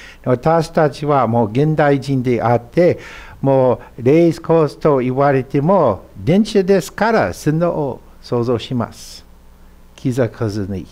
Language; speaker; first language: Japanese; non-native, fluent; English